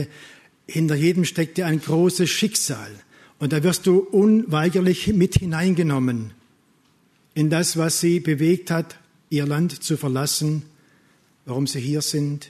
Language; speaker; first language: German; native; German